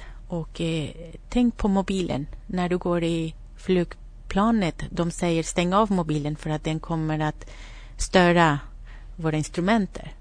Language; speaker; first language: Swedish; non-native, fluent; Spanish